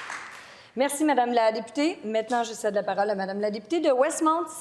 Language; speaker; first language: French; native; French